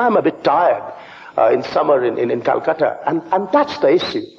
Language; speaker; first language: English; non-native, local second language; Bangla